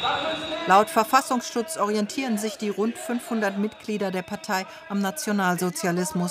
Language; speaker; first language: German; native; German